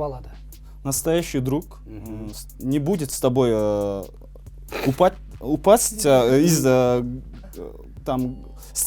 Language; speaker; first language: Russian; non-native, local second language; Kazakh